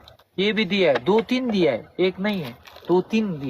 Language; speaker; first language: Hindi; non-native, fluent; Pashto